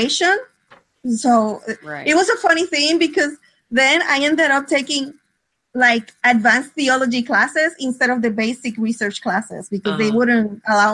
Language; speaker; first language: English; non-native, fluent; Spanish